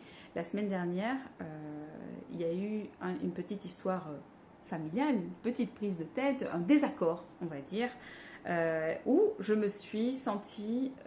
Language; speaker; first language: French; native; French